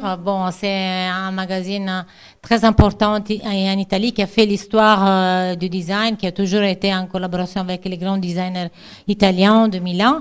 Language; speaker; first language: French; non-native, fluent; Italian